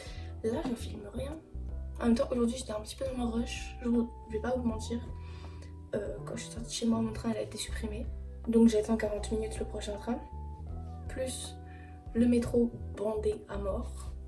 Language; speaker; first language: French; native; French